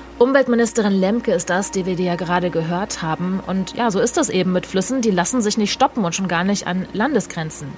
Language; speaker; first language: German; native; German